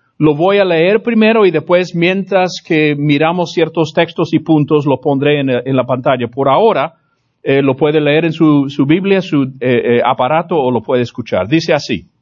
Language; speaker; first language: Spanish; non-native, fluent; English